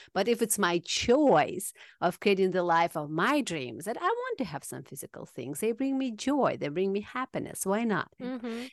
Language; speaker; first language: English; non-native, fluent; Russian